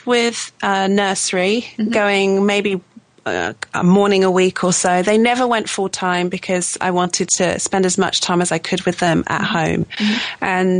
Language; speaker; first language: English; native; English